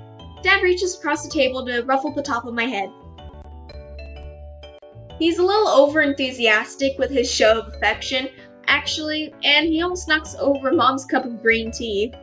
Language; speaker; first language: English; native; English